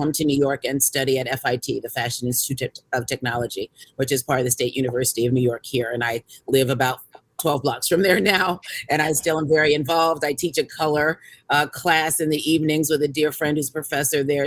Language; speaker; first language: English; native; English